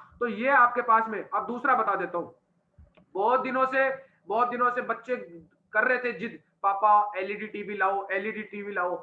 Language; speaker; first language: Hindi; native; Hindi